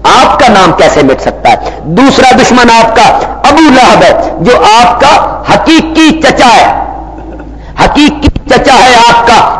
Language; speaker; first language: Urdu; non-native, local second language; Punjabi